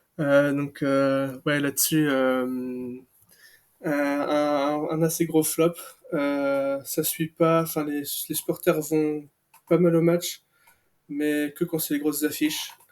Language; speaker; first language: French; native; French